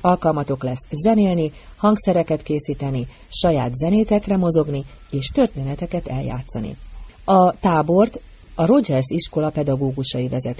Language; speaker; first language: Hungarian; native; Hungarian